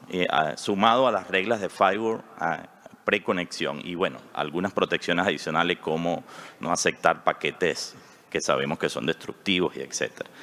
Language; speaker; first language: Spanish; native; Spanish